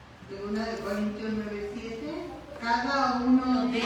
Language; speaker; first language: Spanish; native; Spanish